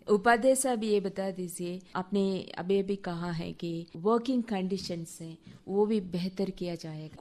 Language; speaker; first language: Hindi; non-native, local second language; Telugu